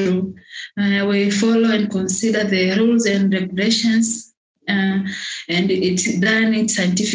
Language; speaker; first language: English; non-native, local second language; Swahili